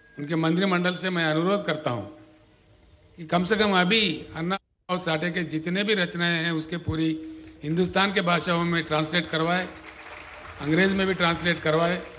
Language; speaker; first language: Hindi; non-native, local second language; Telugu